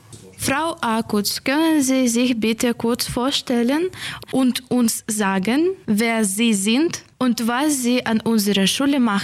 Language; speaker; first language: German; non-native, learner; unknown